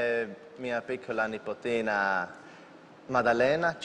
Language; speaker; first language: Italian; non-native, local second language; German